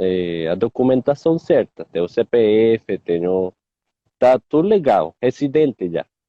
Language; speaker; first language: Portuguese; non-native, learner; Spanish